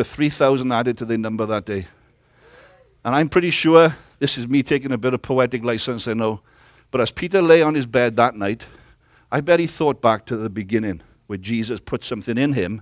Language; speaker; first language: English; native; English